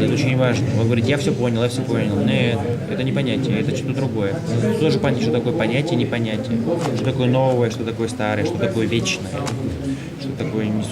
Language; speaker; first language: Russian; native; Russian